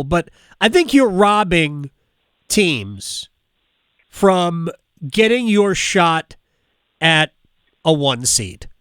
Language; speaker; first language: English; native; English